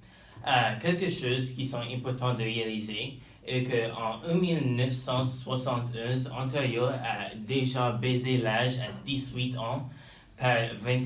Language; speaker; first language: French; non-native, learner; English